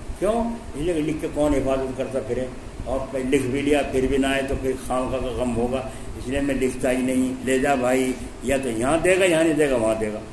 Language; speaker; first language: Urdu; native; Urdu